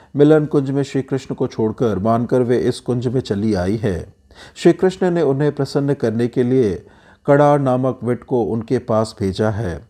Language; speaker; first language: Hindi; native; Hindi